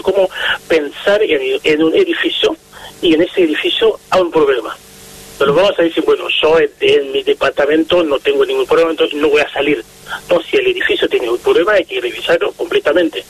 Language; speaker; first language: Spanish; non-native, fluent; Haitian Creole